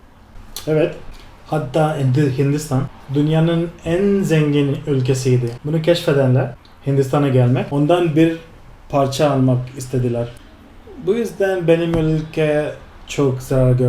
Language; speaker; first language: Turkish; non-native, fluent; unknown